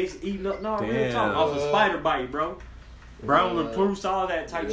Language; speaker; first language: English; native; English